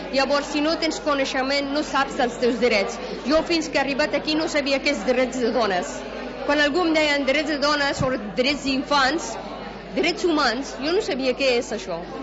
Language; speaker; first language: Catalan; non-native, fluent; Persian